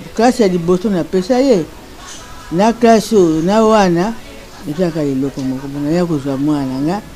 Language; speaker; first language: Lingala; non-native, local second language; Kongo